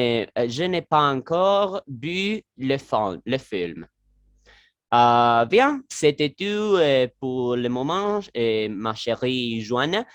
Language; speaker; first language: French; non-native, learner; Spanish